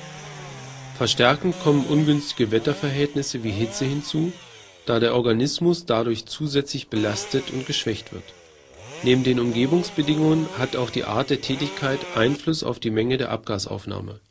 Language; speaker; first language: German; native; German